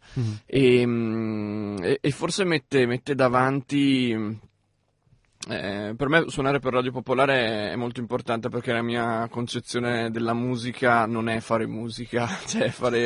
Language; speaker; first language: Italian; native; Italian